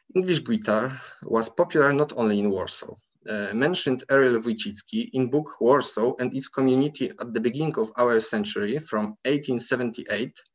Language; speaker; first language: English; non-native, fluent; Polish